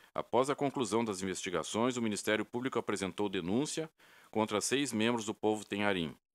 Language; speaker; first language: Portuguese; native; Portuguese